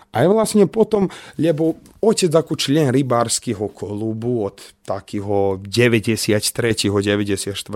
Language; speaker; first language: Slovak; native; Slovak